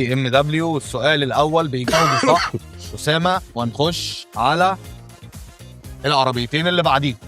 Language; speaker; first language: Arabic; native; Arabic